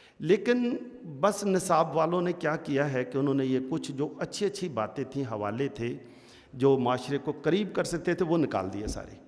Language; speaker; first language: Urdu; non-native, local second language; Punjabi